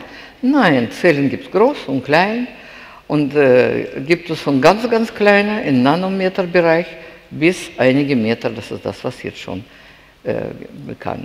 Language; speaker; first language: German; non-native, fluent; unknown